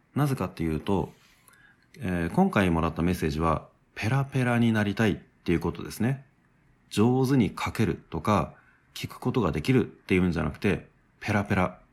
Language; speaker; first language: Japanese; native; Japanese